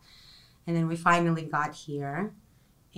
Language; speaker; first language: English; non-native, fluent; Ukrainian